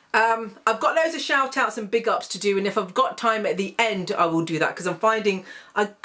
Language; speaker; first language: English; native; English